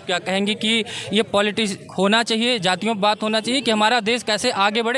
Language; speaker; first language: Hindi; native; Hindi